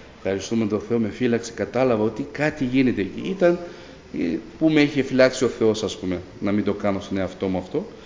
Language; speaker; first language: Greek; early bilingual, other home language; Albanian